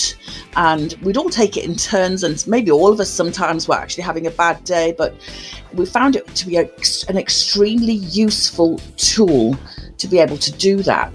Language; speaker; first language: English; native; English